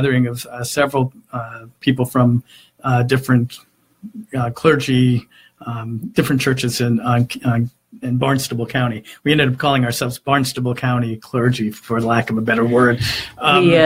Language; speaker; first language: English; native; English